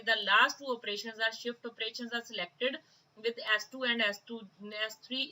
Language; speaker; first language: English; non-native, local second language; Punjabi